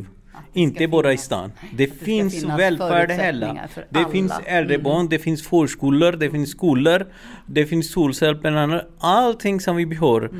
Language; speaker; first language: Swedish; non-native, learner; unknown